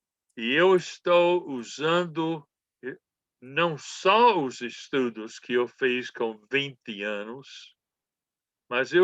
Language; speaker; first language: Portuguese; non-native, fluent; English